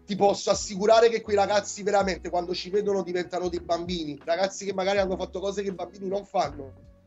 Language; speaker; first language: Italian; native; Italian